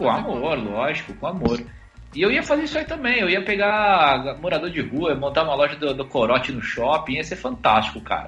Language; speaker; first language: Portuguese; native; Portuguese